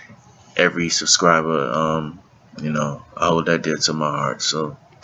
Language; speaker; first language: English; native; English